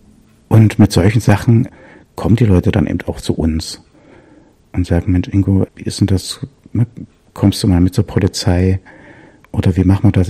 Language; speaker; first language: German; native; German